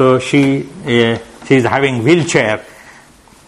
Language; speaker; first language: English; non-native, local second language; Marathi